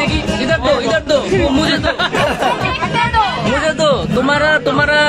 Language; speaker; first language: Hindi; non-native, learner; Bangla